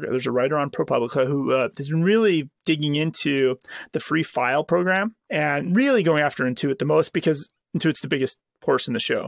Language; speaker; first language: English; native; English